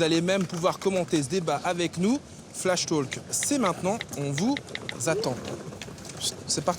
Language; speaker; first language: French; native; French